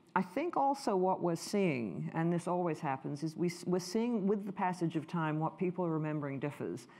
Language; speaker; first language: English; native; English